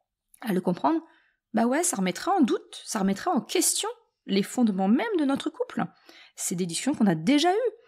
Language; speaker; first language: French; native; French